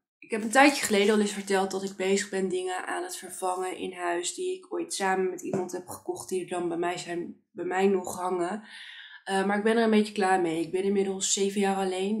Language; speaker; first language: Dutch; native; Dutch